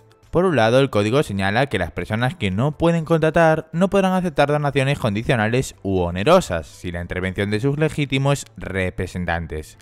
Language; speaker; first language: Spanish; native; Spanish